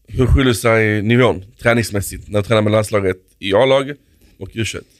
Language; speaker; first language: Swedish; native; Swedish